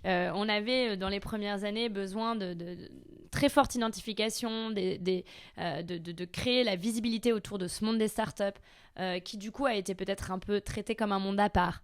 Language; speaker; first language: French; native; French